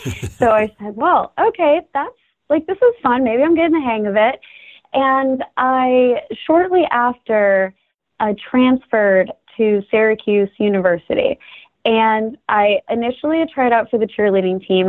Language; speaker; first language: English; native; English